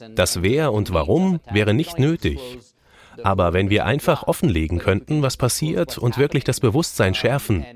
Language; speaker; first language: German; non-native, fluent; French